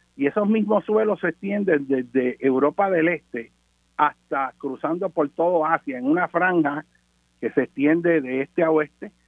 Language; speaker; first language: Spanish; native; Spanish